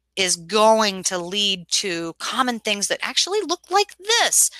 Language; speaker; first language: English; native; English